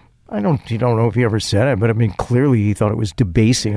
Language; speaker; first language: English; native; English